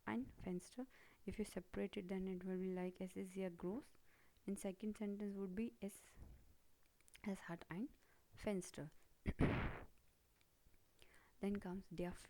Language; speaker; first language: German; non-native, fluent; Hindi